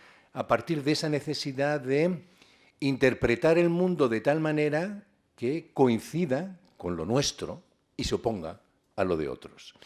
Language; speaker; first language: Spanish; native; Spanish